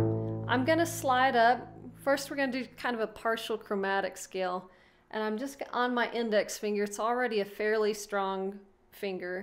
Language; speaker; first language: English; native; English